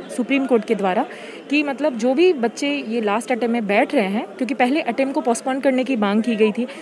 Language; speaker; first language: Hindi; native; Hindi